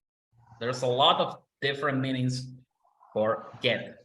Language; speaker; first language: English; non-native, fluent; Spanish